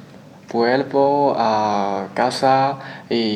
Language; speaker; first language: Spanish; non-native, learner; Chinese